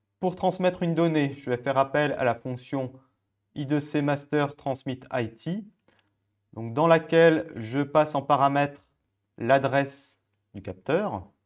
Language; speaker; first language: French; native; French